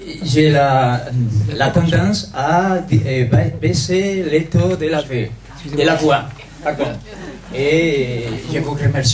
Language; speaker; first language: French; non-native, fluent; Spanish